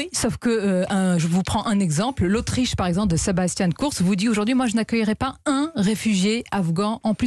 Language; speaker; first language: French; native; French